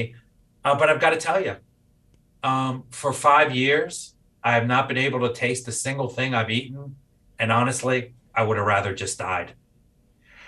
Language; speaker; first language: English; native; English